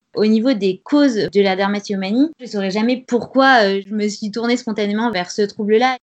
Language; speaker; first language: French; native; French